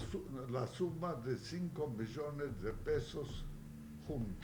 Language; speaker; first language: Spanish; non-native, fluent; Yiddish